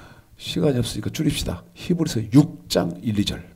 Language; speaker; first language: Korean; native; Korean